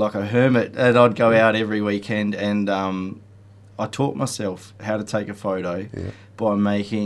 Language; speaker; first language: English; native; English